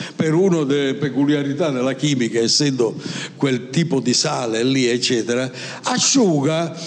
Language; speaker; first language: Italian; native; Italian